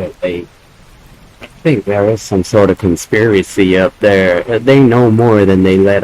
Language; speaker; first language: English; native; English